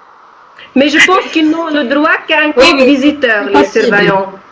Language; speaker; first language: French; non-native, local second language; Arabic